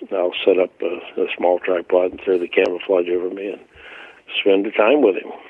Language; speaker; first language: English; native; English